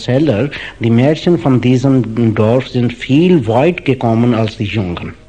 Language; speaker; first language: German; non-native, fluent; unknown